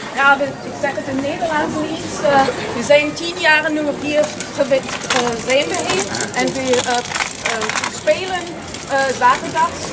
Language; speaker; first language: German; non-native, learner; Dutch